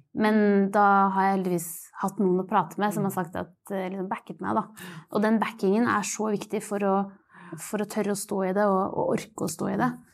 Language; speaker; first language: Norwegian; native; Norwegian